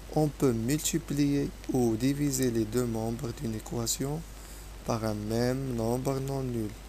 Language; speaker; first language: French; non-native, local second language; Arabic